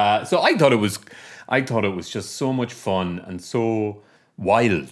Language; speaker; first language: English; native; English